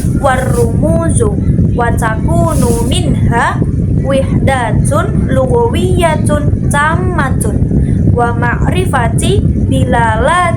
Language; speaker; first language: Arabic; non-native, learner; Indonesian